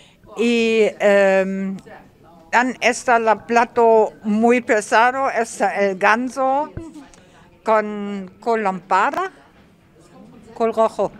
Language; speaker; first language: Spanish; non-native, learner; German